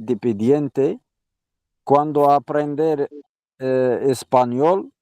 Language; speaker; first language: Spanish; non-native, learner; Arabic